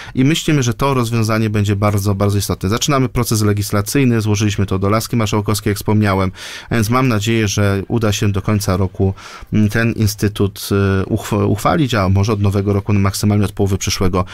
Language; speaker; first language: Polish; native; Polish